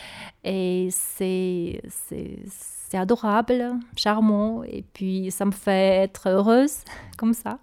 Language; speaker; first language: French; non-native, learner; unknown